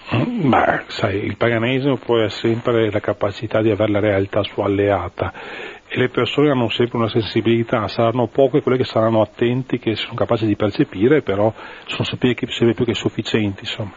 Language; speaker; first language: Italian; native; Italian